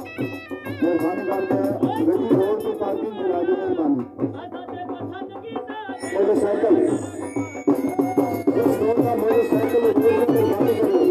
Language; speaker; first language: Hindi; non-native, local second language; Punjabi